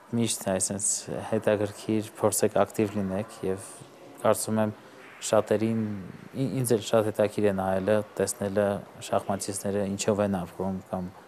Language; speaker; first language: Armenian; native; Armenian